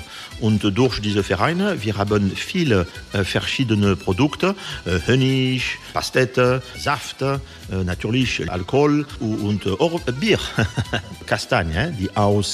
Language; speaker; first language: German; non-native, learner; French